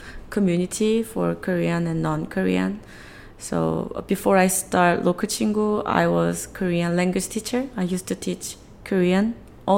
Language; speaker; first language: English; non-native, fluent; Korean